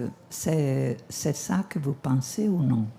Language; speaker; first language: French; non-native, learner; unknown